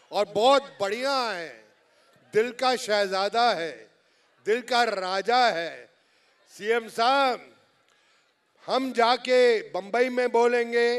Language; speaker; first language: Hindi; native; Hindi